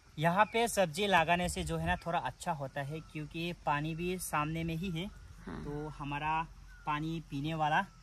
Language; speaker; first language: Hindi; non-native, local second language; Garo